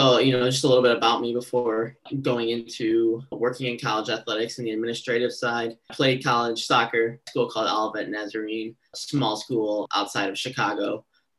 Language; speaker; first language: English; native; English